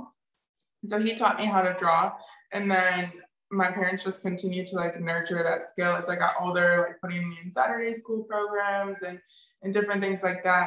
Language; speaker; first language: English; native; English